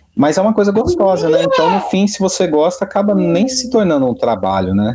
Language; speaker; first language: Portuguese; native; Portuguese